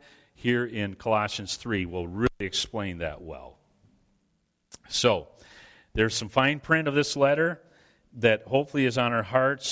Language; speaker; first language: English; native; English